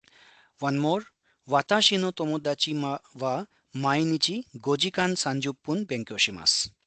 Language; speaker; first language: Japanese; non-native, fluent; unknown